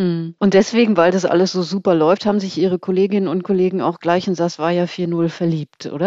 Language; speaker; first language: German; native; German